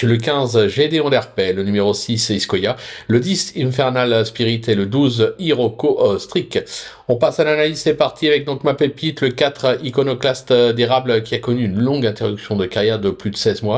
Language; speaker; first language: French; native; French